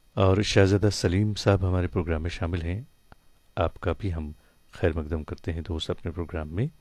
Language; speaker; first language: Hindi; non-native, local second language; Kashmiri